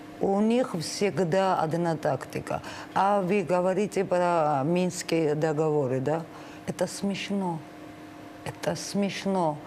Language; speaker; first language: Russian; non-native, fluent; Georgian